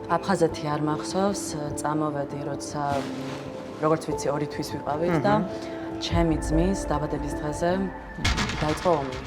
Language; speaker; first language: Georgian; early bilingual, other home language; Russian